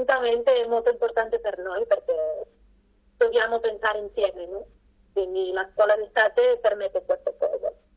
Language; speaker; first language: Italian; non-native, fluent; Catalan